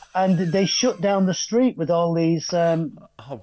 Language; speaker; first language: English; native; English